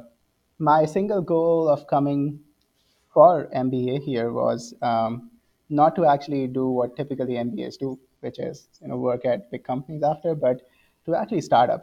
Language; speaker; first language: English; non-native, local second language; Hindi